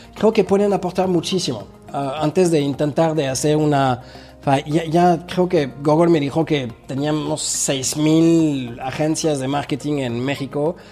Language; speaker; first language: Spanish; non-native, fluent; French